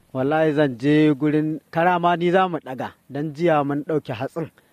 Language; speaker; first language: Hausa; native; Hausa